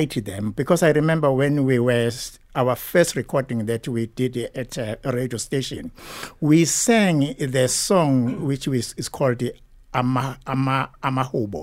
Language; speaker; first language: English; non-native, local second language; Zulu